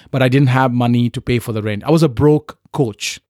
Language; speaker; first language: English; non-native, local second language; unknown